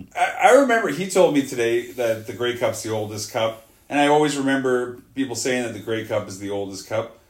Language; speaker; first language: English; native; English